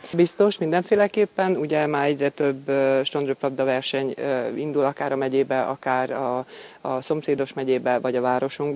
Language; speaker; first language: Hungarian; native; Hungarian